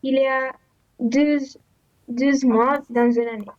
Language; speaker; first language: French; non-native, learner; Romanian